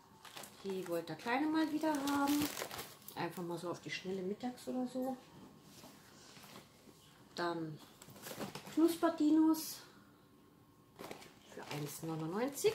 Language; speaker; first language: German; native; German